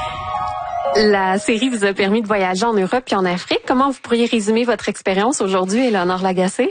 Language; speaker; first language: French; native; French